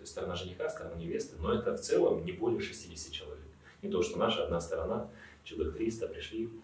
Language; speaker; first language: Russian; native; Russian